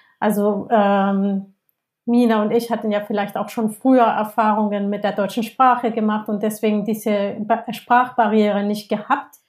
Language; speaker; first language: German; non-native, fluent; Spanish